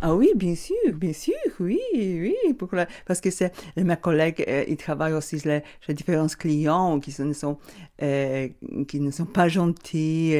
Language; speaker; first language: French; non-native, learner; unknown